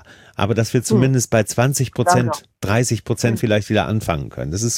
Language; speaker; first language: German; native; German